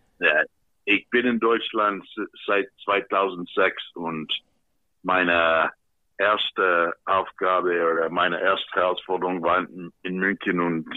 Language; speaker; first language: German; non-native, fluent; English